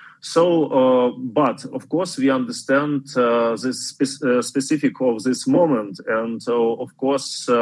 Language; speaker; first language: English; non-native, fluent; Ukrainian